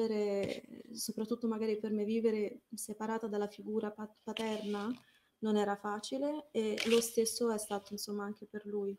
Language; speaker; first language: Italian; early bilingual, other home language; Arabic